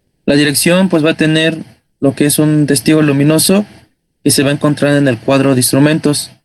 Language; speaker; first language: Spanish; native; Spanish